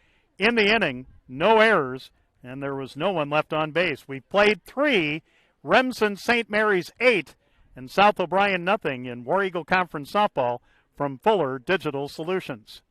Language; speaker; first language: English; native; English